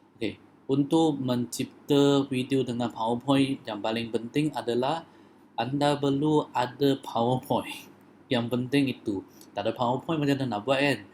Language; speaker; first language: Malay; non-native, local second language; Chinese